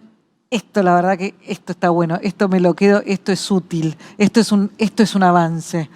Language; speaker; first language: Spanish; native; Spanish